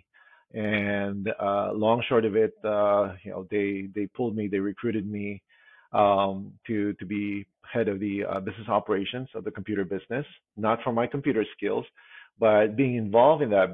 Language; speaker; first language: English; non-native, local second language; Filipino